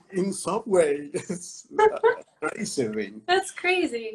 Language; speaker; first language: English; non-native, learner; Spanish